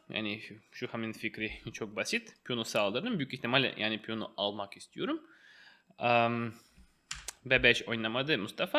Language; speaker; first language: Turkish; non-native, fluent; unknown